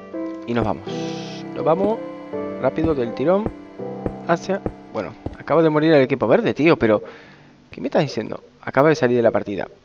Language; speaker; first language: Spanish; native; Spanish